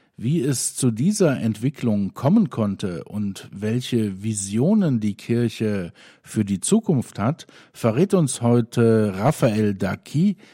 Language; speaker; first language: German; native; German